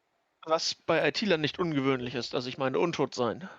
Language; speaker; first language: German; native; German